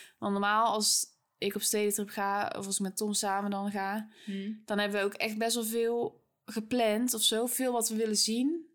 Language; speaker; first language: Dutch; native; Dutch